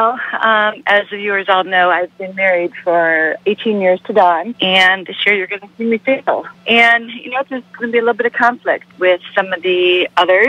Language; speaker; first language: English; native; English